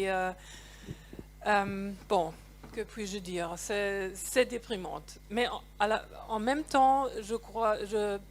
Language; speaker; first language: French; non-native, fluent; German